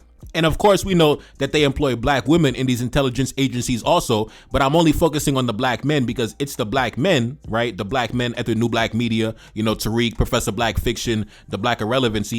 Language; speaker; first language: English; native; English